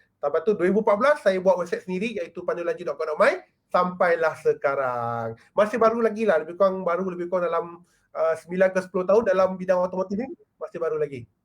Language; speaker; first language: Malay; native; Malay